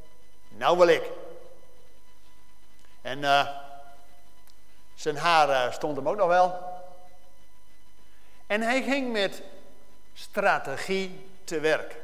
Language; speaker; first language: Dutch; native; Dutch